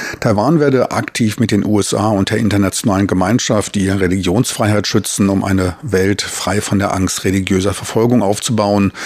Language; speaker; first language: German; native; German